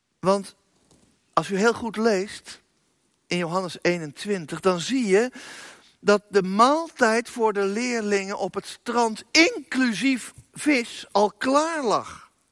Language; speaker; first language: Dutch; native; Dutch